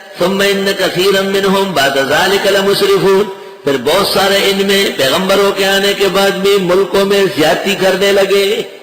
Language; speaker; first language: Urdu; non-native, local second language; Pashto